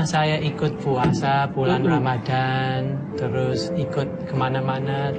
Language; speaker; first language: Indonesian; non-native, fluent; English